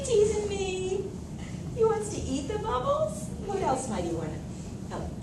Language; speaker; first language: English; native; English